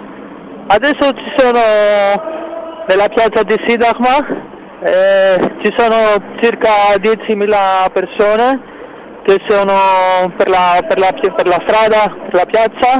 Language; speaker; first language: Italian; non-native, fluent; Greek